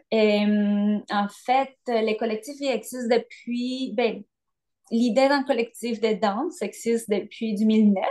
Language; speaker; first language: French; non-native, fluent; Spanish